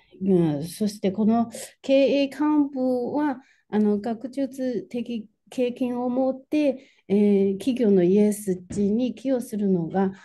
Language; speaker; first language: Japanese; non-native, fluent; Chinese